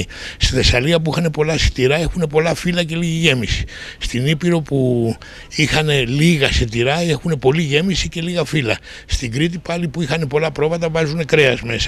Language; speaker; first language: Greek; native; Greek